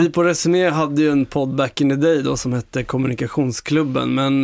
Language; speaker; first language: Swedish; native; Swedish